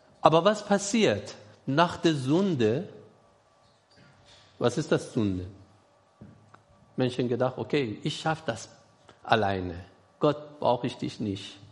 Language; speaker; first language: German; non-native, learner; Persian